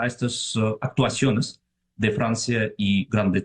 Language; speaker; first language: Spanish; non-native, fluent; Russian